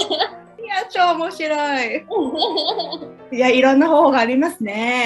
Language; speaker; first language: Japanese; non-native, fluent; Cantonese